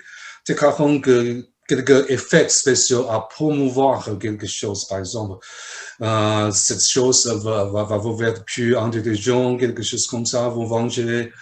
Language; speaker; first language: French; non-native, fluent; Chinese